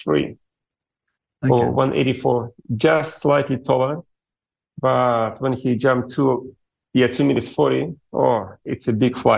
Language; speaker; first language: English; non-native, fluent; Russian